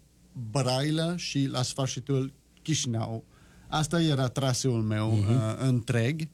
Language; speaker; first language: Romanian; non-native, learner; French